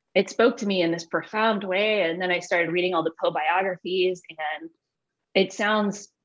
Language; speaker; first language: English; native; English